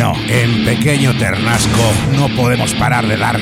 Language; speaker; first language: Spanish; native; Spanish